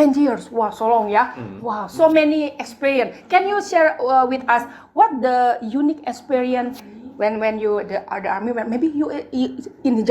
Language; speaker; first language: English; non-native, learner; Indonesian